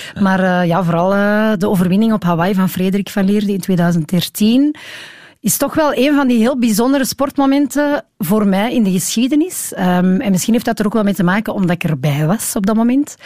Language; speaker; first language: Dutch; native; Dutch